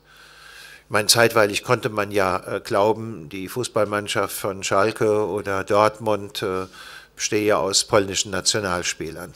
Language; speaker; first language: German; native; German